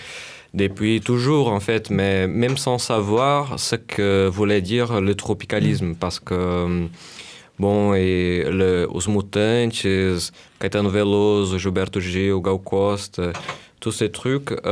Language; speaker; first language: French; non-native, fluent; Portuguese